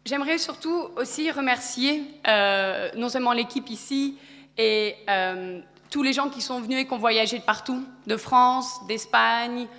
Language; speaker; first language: French; early bilingual, other home language; Polish